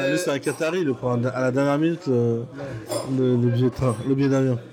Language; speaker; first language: French; native; French